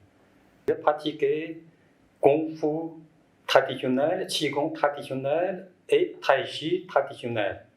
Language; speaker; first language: French; non-native, learner; Chinese